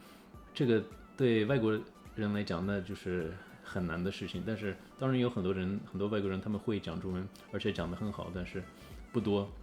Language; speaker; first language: Chinese; early bilingual, heritage; English